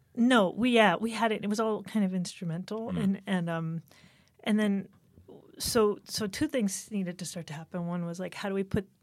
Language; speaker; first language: English; native; English